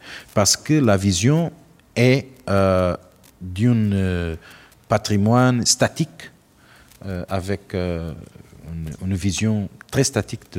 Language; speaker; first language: French; non-native, learner; Portuguese